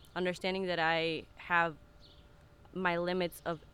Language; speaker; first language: English; non-native, fluent; Spanish